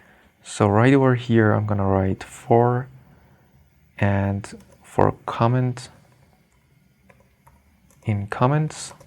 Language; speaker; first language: English; non-native, fluent; Persian